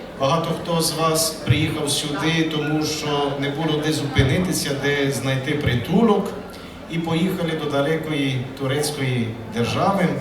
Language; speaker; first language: Ukrainian; early bilingual, heritage; Ukrainian